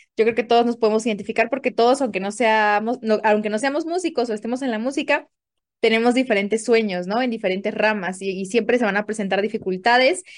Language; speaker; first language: Spanish; native; Spanish